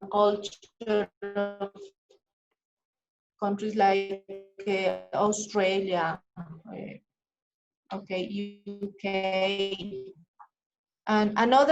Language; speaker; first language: English; non-native, fluent; Spanish